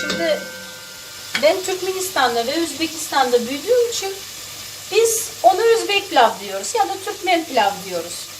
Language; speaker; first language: Turkish; non-native, fluent; Russian